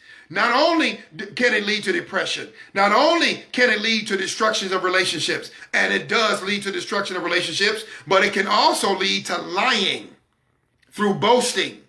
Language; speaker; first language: English; native; English